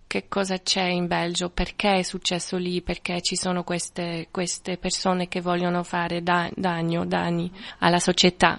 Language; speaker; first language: Italian; non-native, fluent; French